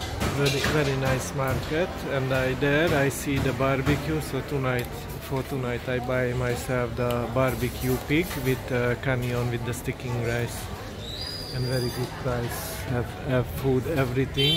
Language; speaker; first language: English; non-native, learner; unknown